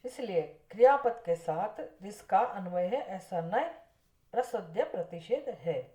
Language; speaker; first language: Hindi; non-native, local second language; Gujarati